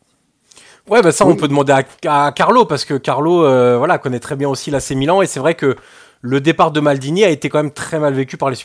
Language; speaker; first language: French; native; French